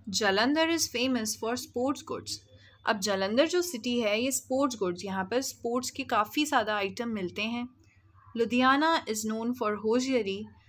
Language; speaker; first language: Hindi; native; Hindi